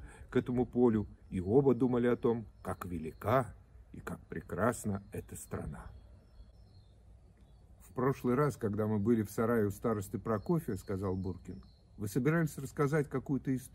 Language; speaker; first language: Russian; native; Russian